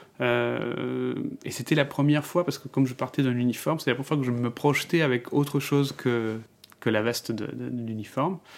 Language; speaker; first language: French; non-native, fluent; Spanish